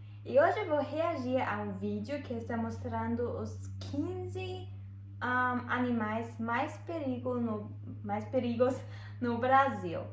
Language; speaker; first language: Portuguese; non-native, learner; German